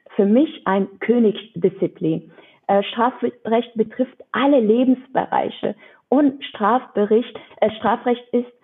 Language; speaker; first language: German; non-native, fluent; Persian